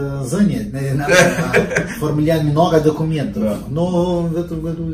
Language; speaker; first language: Russian; non-native, fluent; Portuguese